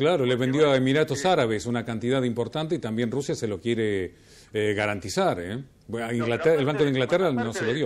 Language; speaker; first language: Spanish; native; Spanish